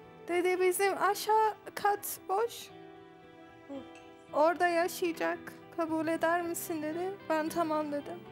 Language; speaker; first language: Turkish; non-native, learner; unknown